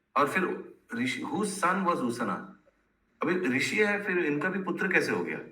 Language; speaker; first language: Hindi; non-native, local second language; Bangla